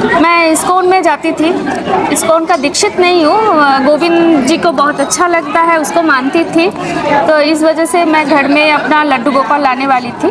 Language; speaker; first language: Hindi; non-native, local second language; Bangla